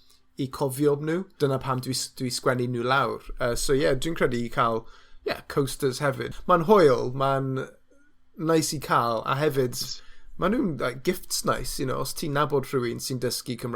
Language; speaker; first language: Welsh; non-native, learner; English